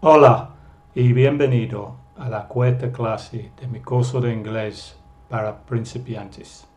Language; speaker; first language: Spanish; non-native, fluent; English